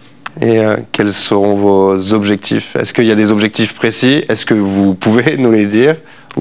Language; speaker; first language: French; native; French